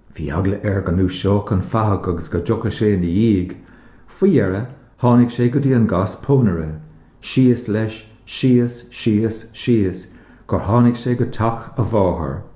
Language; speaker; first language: Irish; native; Irish